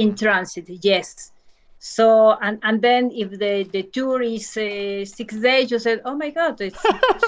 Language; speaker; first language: English; non-native, learner; Spanish